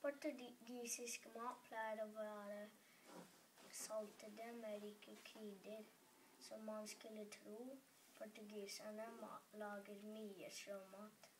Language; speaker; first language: Norwegian; early bilingual, other home language; English